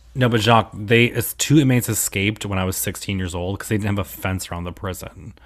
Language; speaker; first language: English; native; English